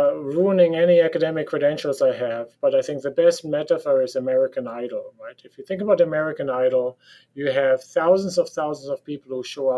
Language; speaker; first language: English; non-native, fluent; German